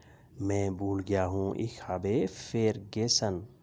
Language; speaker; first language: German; non-native, learner; Urdu